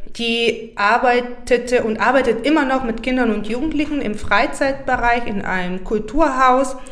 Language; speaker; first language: German; non-native, fluent; Bulgarian